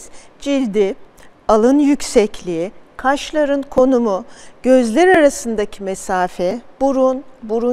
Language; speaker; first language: Turkish; native; Turkish